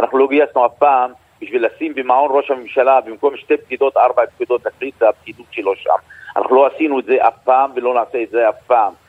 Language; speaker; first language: Hebrew; non-native, local second language; Arabic